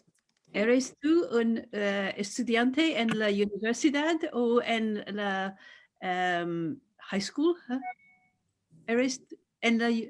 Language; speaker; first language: Spanish; non-native, learner; English